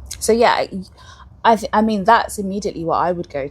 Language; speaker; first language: English; native; English